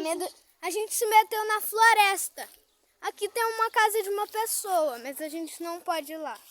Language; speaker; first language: Portuguese; native; Portuguese